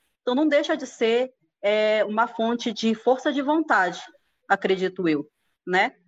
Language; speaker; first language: Portuguese; native; Portuguese